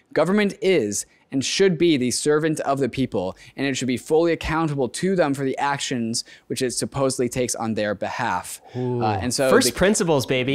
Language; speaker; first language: English; native; English